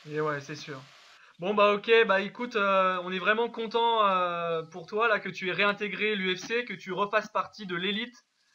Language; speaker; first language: French; native; French